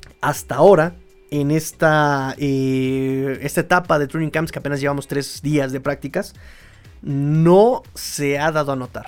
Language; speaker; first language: Spanish; native; Spanish